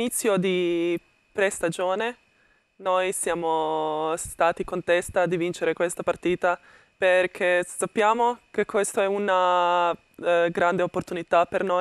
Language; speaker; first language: Italian; non-native, learner; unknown